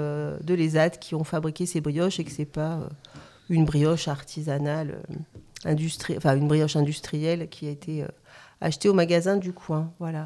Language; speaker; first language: French; native; French